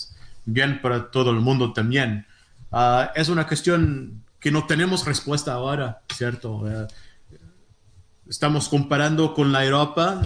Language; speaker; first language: Spanish; non-native, fluent; Portuguese